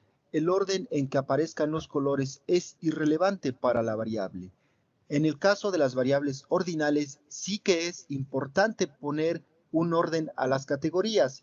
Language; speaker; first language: Spanish; native; Spanish